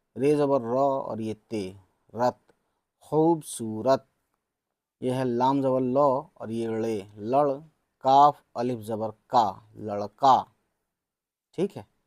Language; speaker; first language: Hindi; native; Hindi